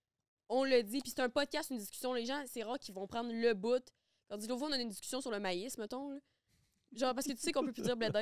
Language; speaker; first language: French; native; French